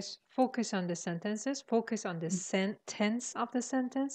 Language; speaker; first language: English; non-native, fluent; Persian